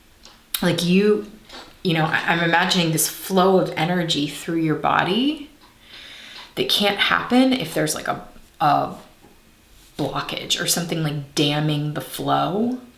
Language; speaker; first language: English; native; English